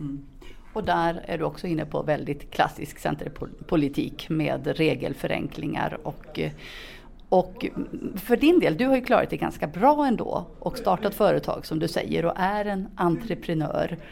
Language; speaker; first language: Swedish; native; Swedish